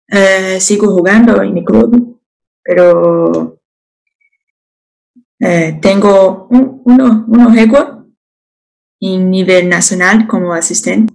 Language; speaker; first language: Spanish; non-native, learner; Portuguese